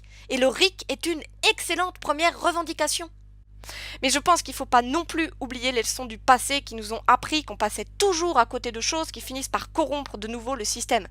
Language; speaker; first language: French; native; French